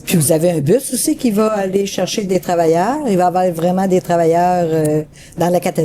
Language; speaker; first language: French; native; French